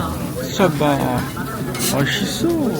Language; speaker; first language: Japanese; non-native, learner; French